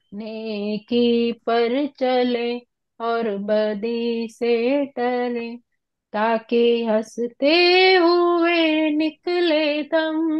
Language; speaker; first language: Hindi; non-native, local second language; Punjabi